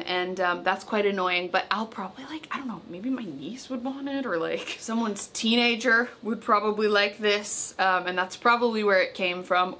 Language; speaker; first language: English; native; English